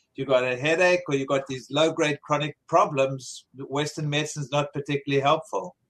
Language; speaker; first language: English; native; English